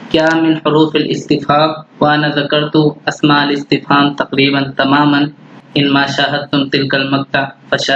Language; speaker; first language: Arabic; non-native, fluent; Urdu